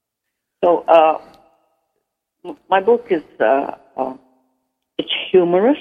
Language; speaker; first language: English; native; English